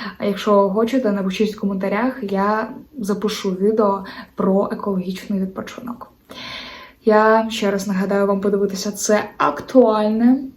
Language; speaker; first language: Ukrainian; non-native, local second language; Russian